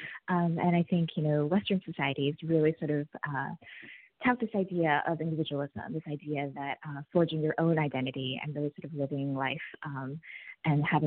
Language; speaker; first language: English; native; English